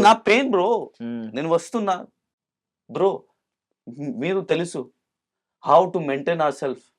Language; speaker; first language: Telugu; non-native, local second language; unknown